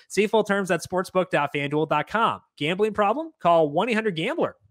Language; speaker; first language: English; native; English